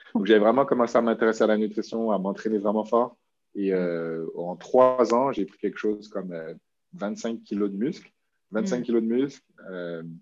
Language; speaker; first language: French; native; French